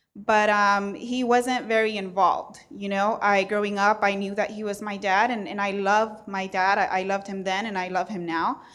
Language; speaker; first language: English; early bilingual, other home language; Spanish